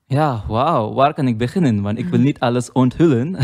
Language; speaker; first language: Dutch; non-native, learner; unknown